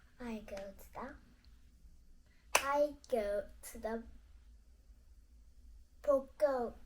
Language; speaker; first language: English; non-native, learner; Korean